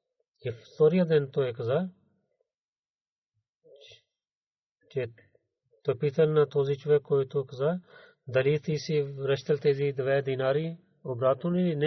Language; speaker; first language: Bulgarian; non-native, learner; Urdu